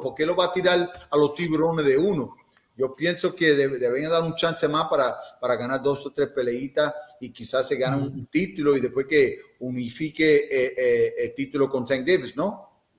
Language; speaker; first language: Spanish; non-native, fluent; English